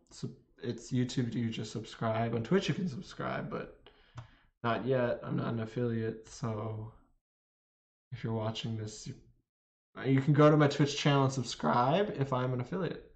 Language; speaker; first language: English; native; English